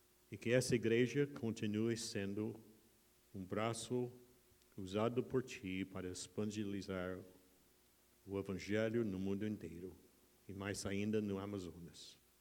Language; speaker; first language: Portuguese; non-native, fluent; English